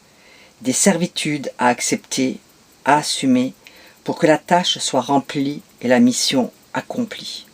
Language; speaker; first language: French; native; French